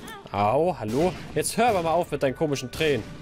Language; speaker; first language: German; native; German